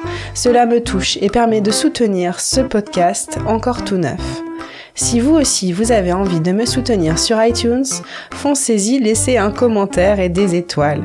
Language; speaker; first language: French; native; French